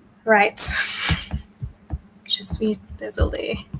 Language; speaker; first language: French; non-native, learner; English